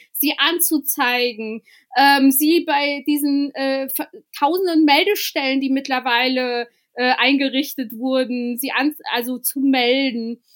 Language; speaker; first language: German; early bilingual, other home language; Albanian